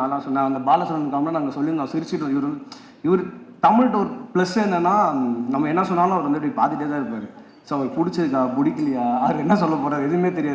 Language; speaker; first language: Tamil; native; Tamil